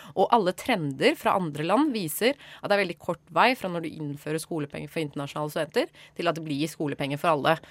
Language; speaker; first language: Norwegian; native; Norwegian